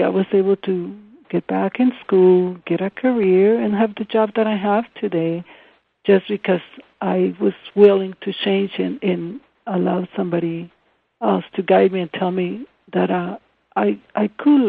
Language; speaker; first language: English; non-native, fluent; Spanish